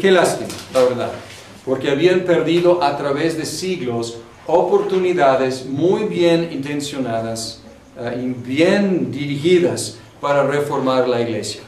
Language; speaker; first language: Spanish; non-native, fluent; English